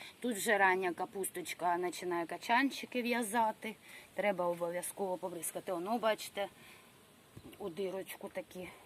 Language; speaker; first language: Ukrainian; non-native, local second language; Russian